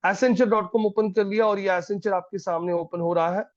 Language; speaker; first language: Hindi; non-native, local second language; Marathi